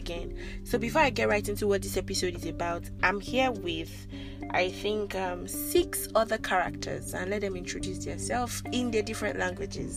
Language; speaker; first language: English; non-native, local second language; Yoruba